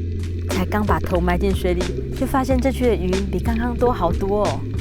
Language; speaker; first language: Chinese; native; Chinese